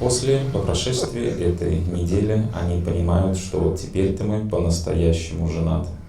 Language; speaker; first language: Russian; native; Russian